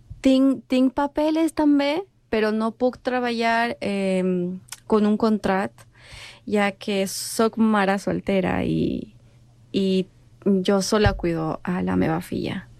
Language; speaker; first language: Catalan; non-native, learner; Spanish